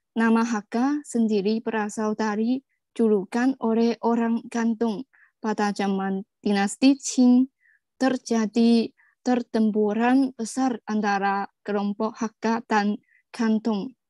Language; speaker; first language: Indonesian; non-native, fluent; Chinese